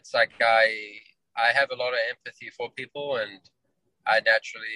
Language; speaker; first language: English; native; English